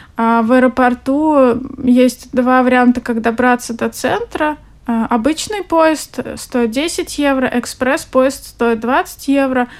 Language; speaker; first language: Russian; native; Russian